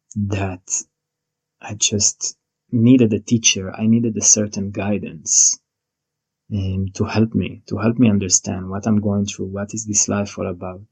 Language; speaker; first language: English; non-native, fluent; Hebrew